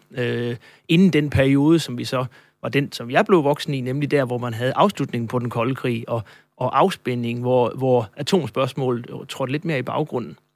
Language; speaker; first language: Danish; native; Danish